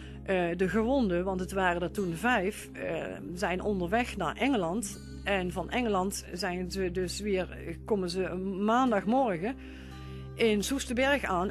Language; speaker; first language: Dutch; native; Dutch